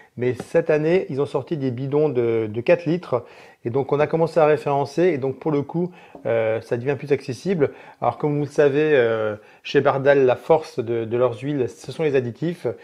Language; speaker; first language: French; native; French